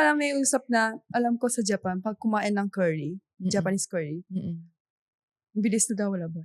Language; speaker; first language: Filipino; non-native, learner; Japanese